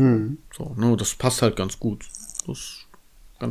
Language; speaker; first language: German; native; German